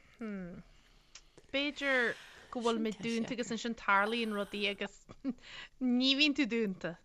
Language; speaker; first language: Irish; native; Irish